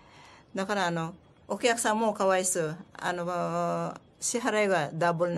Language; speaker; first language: Japanese; non-native, learner; Filipino